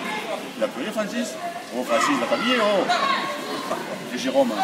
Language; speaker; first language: French; native; French